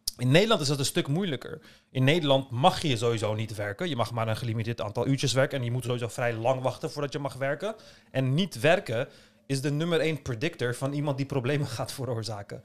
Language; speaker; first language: Dutch; early bilingual, other home language; Turkish